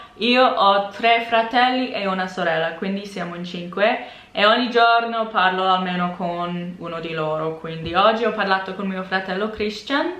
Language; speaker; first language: Italian; non-native, fluent; English